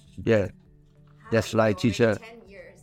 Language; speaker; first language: English; non-native, learner; Thai